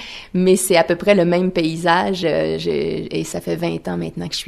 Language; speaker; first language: French; native; French